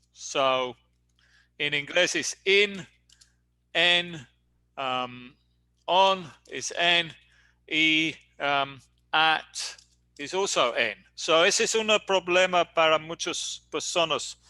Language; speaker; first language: Spanish; non-native, learner; English